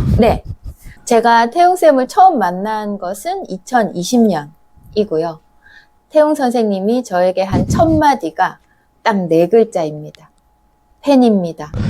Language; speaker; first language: Korean; native; Korean